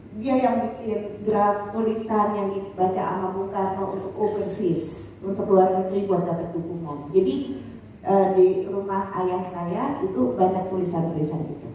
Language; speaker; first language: Indonesian; native; Indonesian